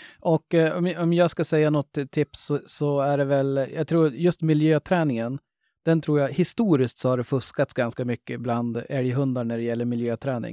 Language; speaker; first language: Swedish; native; Swedish